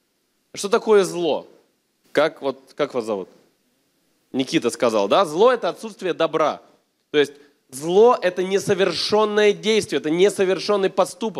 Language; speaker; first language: Russian; native; Russian